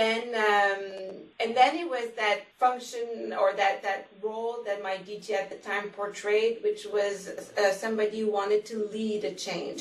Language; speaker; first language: English; non-native, fluent; French